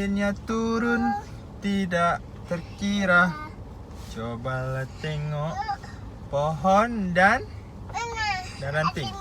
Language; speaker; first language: Indonesian; non-native, local second language; Achinese